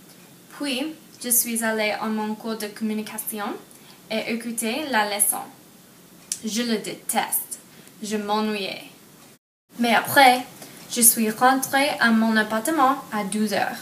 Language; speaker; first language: French; non-native, learner; English